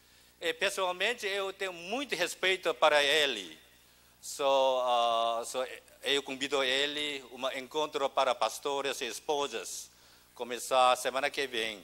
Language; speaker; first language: Portuguese; non-native, learner; Korean